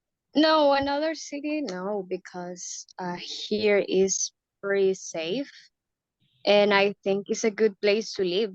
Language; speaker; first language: English; non-native, learner; Spanish